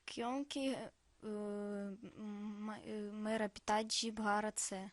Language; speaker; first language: Hindi; non-native, learner; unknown